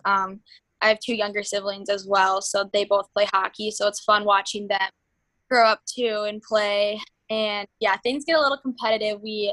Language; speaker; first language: English; native; English